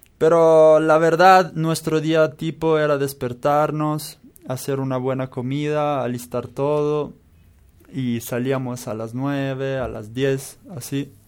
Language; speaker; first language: Spanish; non-native, fluent; Italian